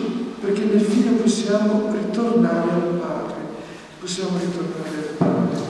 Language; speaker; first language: Italian; native; Italian